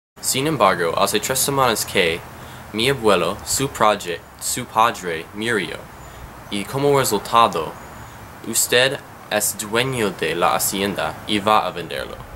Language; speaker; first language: Spanish; non-native, learner; English